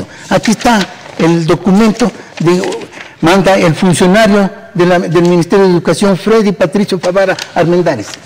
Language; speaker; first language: Spanish; native; Spanish